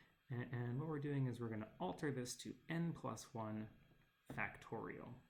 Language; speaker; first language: English; native; English